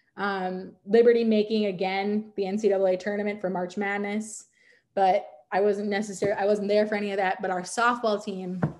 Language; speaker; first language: English; native; English